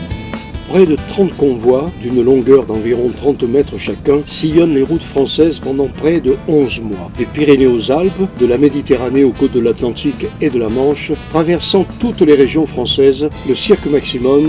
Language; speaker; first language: French; native; French